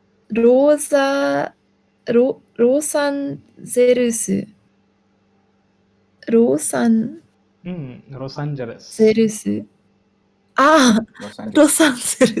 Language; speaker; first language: Japanese; non-native, learner; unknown